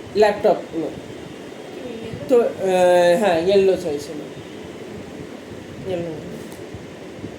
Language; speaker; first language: Hindi; non-native, local second language; Bangla